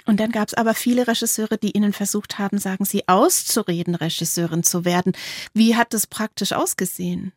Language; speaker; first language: German; native; German